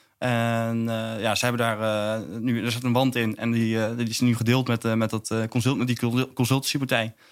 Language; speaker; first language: Dutch; native; Dutch